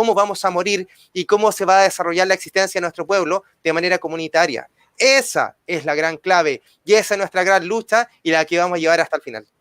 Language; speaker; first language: Spanish; native; Spanish